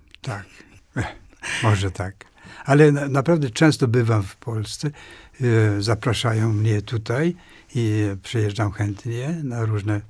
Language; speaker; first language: Polish; non-native, fluent; Swedish